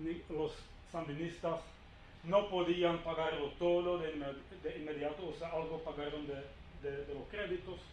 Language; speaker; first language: Spanish; non-native, fluent; Czech